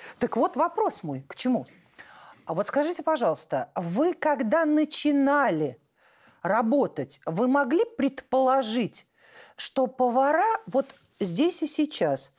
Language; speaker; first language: Russian; native; Russian